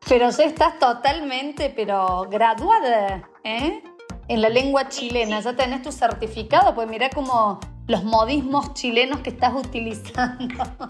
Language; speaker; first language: Spanish; native; Spanish